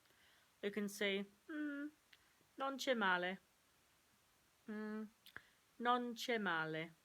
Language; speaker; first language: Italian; non-native, learner; English